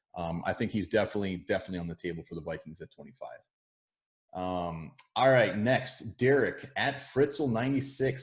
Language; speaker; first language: English; native; English